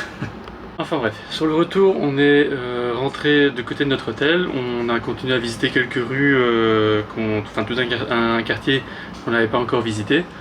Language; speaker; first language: French; native; French